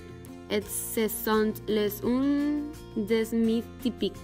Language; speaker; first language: French; non-native, learner; Spanish